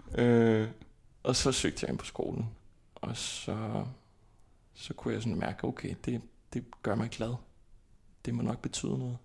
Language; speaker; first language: Danish; non-native, fluent; Icelandic